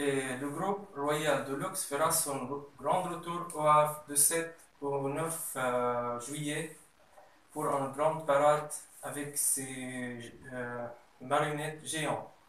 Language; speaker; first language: French; non-native, learner; Arabic